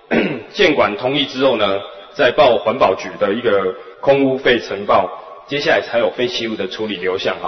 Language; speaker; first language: Chinese; native; Chinese